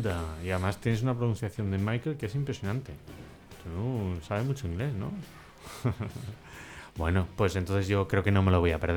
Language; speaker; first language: Spanish; native; Spanish